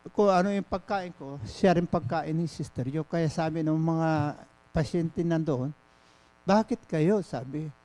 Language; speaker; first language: Filipino; non-native, local second language; Pangasinan